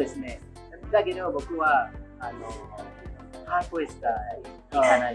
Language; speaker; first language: Japanese; non-native, fluent; Indonesian